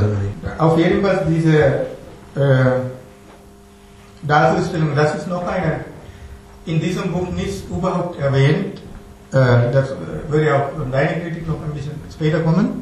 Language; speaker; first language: German; non-native, learner; Tamil